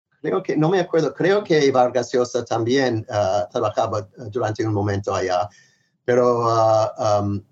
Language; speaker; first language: Spanish; non-native, fluent; English